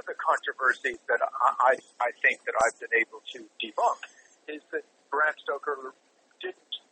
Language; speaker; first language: English; native; English